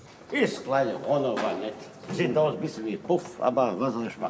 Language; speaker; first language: German; non-native, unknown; Serbian